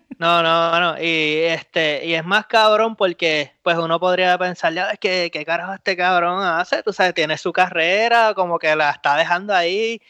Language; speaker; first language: Spanish; native; Spanish